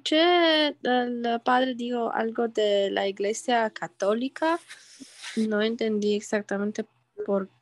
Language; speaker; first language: Spanish; non-native, learner; Romanian